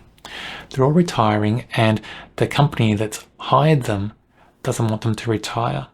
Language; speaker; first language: English; native; English